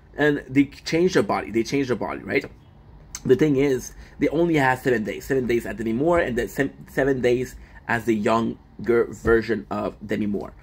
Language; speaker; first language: English; non-native, fluent; French